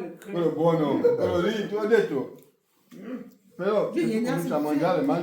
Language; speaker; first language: Italian; non-native, fluent; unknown